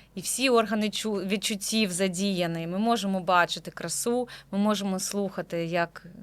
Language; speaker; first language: Ukrainian; native; Ukrainian